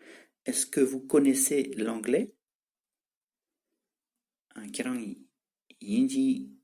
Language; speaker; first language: French; non-native, fluent; Tibetan